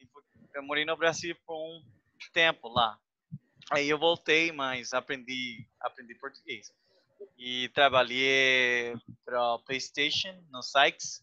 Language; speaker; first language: Portuguese; non-native, learner; Spanish